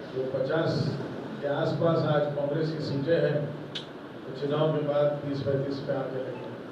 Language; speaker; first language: Hindi; non-native, local second language; Marathi